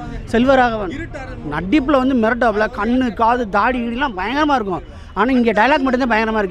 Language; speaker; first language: Tamil; native; Tamil